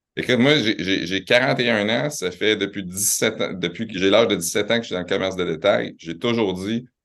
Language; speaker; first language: French; native; French